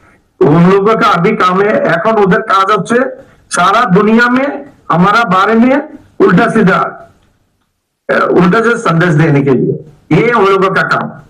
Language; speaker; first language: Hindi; non-native, learner; Bangla